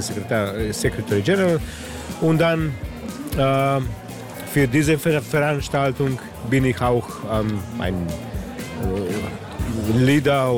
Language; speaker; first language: German; non-native, learner; Slovenian